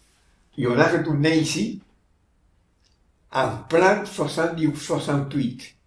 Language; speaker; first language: French; non-native, fluent; Spanish